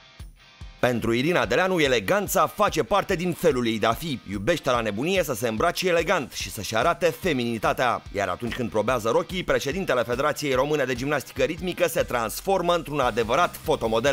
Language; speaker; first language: Romanian; native; Romanian